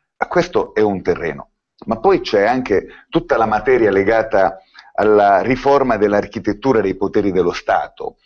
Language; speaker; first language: Italian; native; Italian